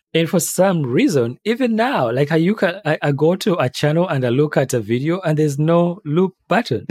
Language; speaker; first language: English; non-native, local second language; Ganda